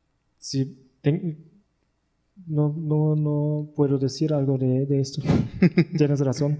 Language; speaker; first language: Spanish; non-native, learner; German